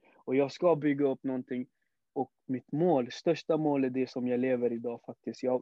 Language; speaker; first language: Swedish; early bilingual, other home language; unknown